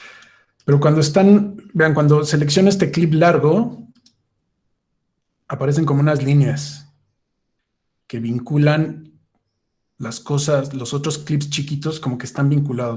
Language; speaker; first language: Spanish; native; Spanish